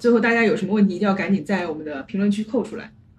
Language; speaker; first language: Chinese; native; Chinese